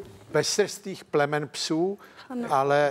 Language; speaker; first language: Czech; native; Czech